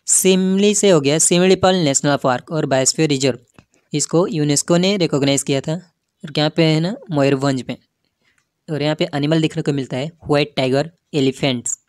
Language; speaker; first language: Hindi; non-native, local second language; Odia